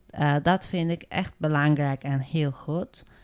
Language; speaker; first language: Dutch; non-native, learner; Turkish